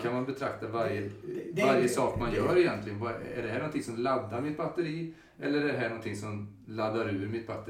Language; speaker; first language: Swedish; native; Swedish